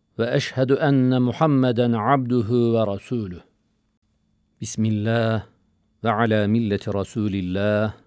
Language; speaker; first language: Arabic; non-native, learner; Turkish